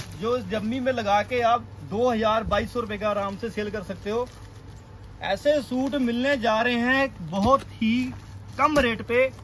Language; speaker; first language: Hindi; non-native, local second language; Punjabi